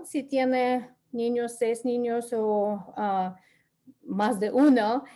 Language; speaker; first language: Spanish; non-native, fluent; English